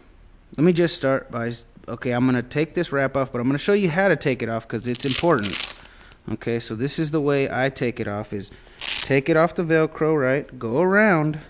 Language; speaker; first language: English; native; English